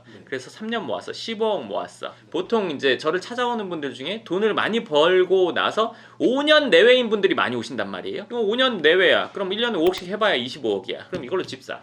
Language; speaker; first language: Korean; native; Korean